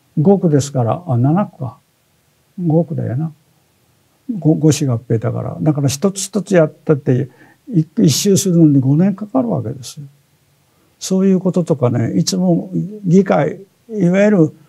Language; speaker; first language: Japanese; native; Japanese